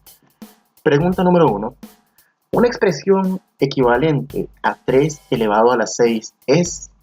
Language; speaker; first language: Spanish; native; Spanish